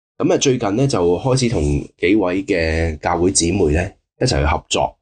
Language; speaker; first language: Cantonese; native; Cantonese